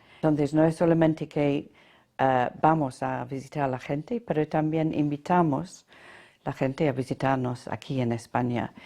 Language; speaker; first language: Spanish; non-native, fluent; English